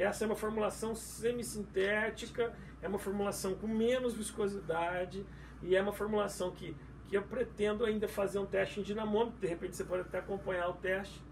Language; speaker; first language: Portuguese; native; Portuguese